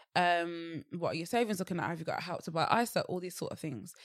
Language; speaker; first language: English; native; English